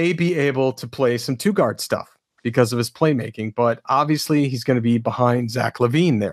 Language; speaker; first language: English; native; English